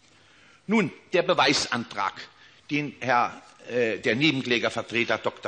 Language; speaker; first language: German; native; German